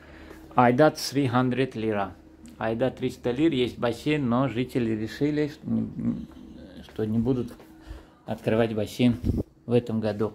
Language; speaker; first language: Russian; non-native, fluent; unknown